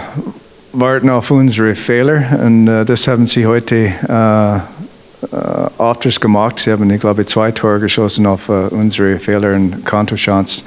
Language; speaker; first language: German; non-native, learner; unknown